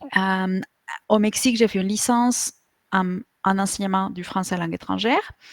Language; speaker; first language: French; non-native, fluent; Spanish